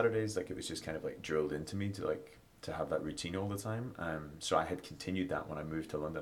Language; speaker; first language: English; native; English